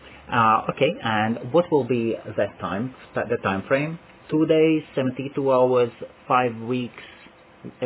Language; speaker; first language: English; non-native, fluent; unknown